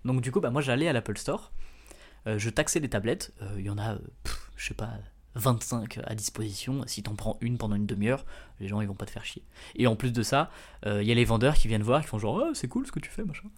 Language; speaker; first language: French; native; French